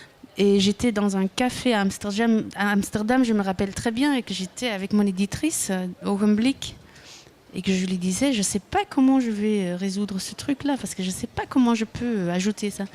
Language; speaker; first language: French; non-native, local second language; Dutch